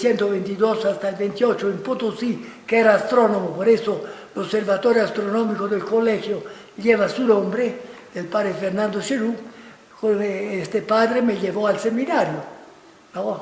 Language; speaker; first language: Spanish; non-native, fluent; Italian